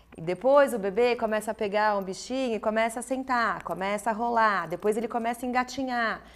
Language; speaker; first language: Portuguese; native; Portuguese